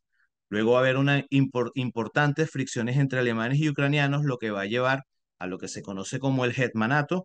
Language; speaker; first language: Spanish; native; Spanish